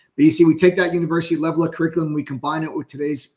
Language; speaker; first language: English; native; English